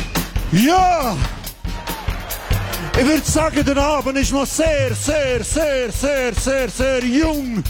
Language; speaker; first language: German; native; German